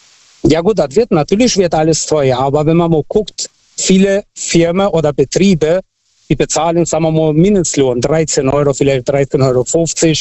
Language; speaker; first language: German; non-native, fluent; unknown